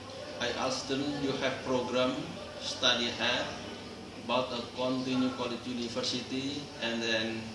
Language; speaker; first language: English; non-native, learner; Indonesian